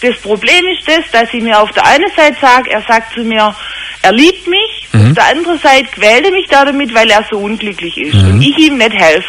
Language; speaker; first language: German; native; German